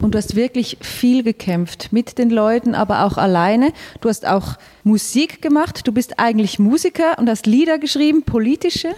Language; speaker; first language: German; native; German